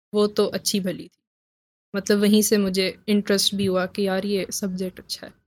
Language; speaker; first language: Urdu; native; Urdu